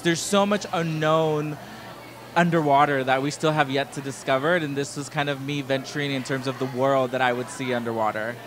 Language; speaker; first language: English; early bilingual, other home language; Spanish